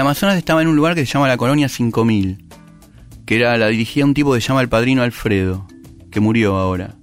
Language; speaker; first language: Spanish; native; Spanish